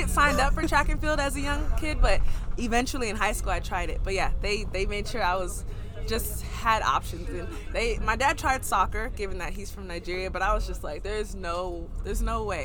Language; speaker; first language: English; native; English